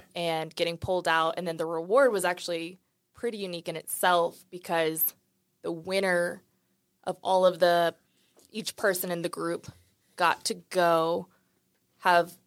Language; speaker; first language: English; native; English